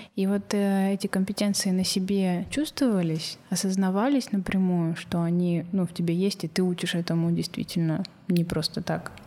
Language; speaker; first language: Russian; native; Russian